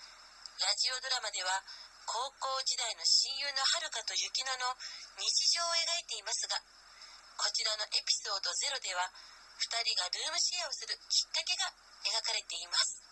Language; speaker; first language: Japanese; native; Japanese